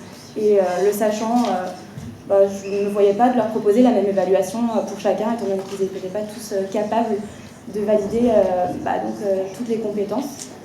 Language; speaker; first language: French; native; French